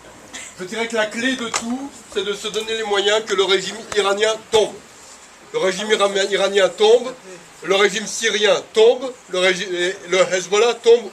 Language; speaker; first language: French; native; French